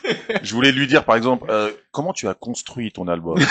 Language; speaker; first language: French; native; French